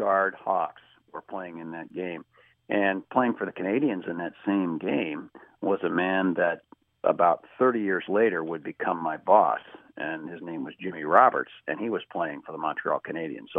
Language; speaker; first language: English; native; English